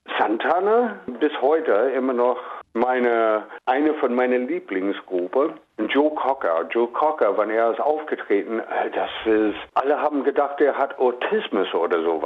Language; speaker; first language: German; non-native, fluent; English